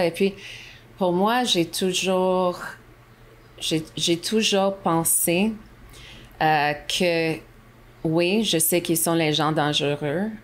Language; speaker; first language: French; non-native, local second language; English